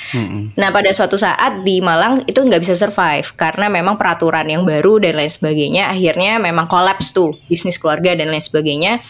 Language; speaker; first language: Indonesian; native; Indonesian